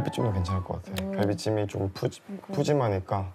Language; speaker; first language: Korean; native; Korean